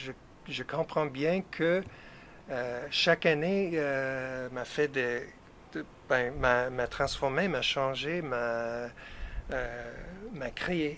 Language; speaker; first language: French; non-native, fluent; English